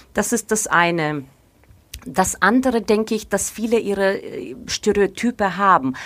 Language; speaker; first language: German; non-native, fluent; Ukrainian